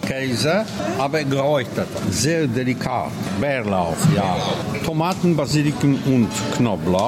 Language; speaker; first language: German; non-native, learner; Polish